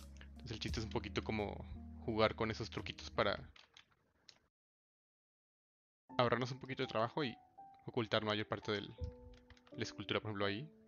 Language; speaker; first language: Spanish; native; Spanish